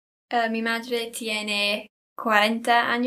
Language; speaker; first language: Spanish; non-native, learner; English